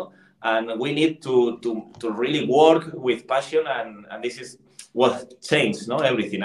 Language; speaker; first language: English; non-native, learner; Spanish